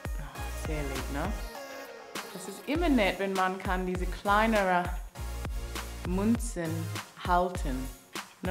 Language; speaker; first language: German; non-native, learner; English